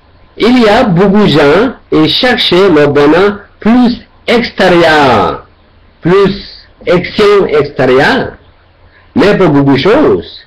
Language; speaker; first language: French; non-native, learner; Tibetan